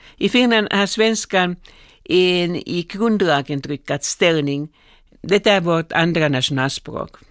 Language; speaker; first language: Swedish; non-native, local second language; Finnish